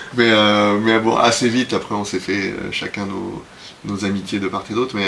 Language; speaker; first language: French; native; French